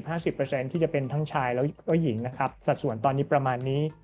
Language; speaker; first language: Thai; native; Thai